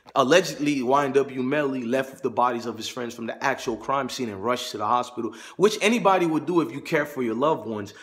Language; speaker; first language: English; native; English